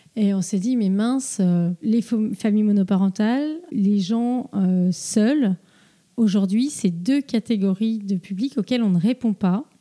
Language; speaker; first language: French; native; French